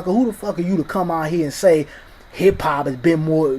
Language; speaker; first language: English; native; English